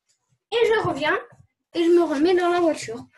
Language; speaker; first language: French; native; French